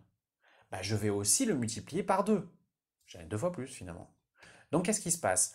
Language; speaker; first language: French; native; French